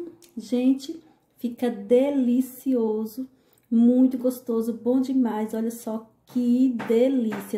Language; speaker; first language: Portuguese; native; Portuguese